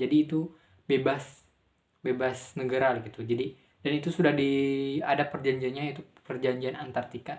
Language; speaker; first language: Indonesian; native; Indonesian